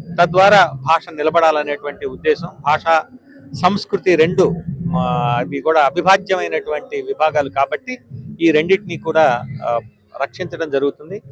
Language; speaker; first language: Telugu; native; Telugu